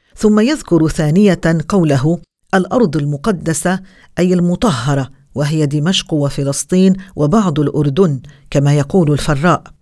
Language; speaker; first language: Arabic; native; Arabic